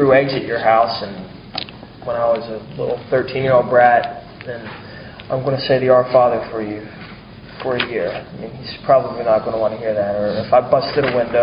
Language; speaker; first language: English; native; English